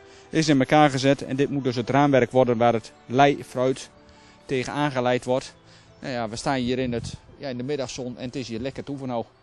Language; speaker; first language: Dutch; native; Dutch